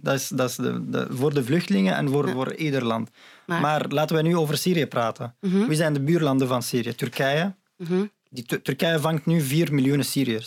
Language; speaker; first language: Dutch; non-native, fluent; Arabic